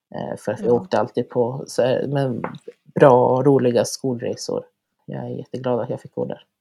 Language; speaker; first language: Swedish; native; Swedish